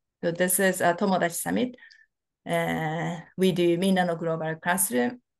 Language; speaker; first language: English; non-native, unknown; Japanese